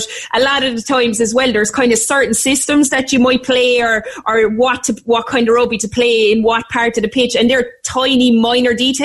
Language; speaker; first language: English; native; English